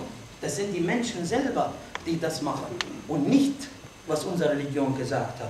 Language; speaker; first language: German; non-native, fluent; Arabic